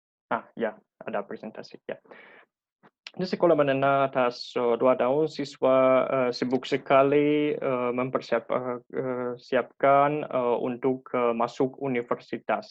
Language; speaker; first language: Indonesian; non-native, learner; Russian